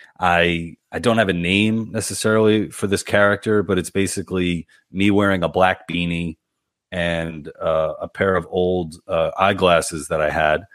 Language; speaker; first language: English; native; English